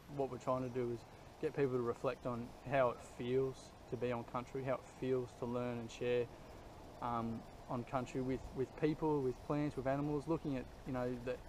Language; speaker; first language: English; native; English